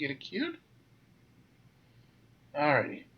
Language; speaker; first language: English; native; English